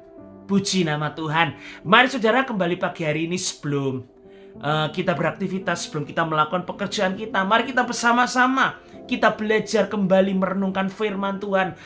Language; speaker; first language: Indonesian; native; Indonesian